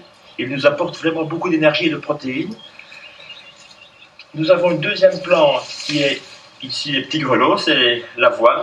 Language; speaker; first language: French; native; French